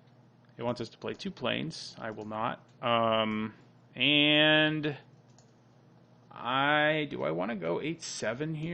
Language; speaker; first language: English; native; English